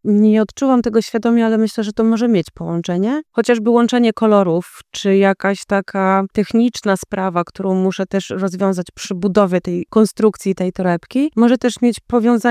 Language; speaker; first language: Polish; native; Polish